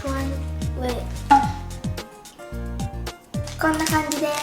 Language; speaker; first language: Japanese; early bilingual, heritage; Japanese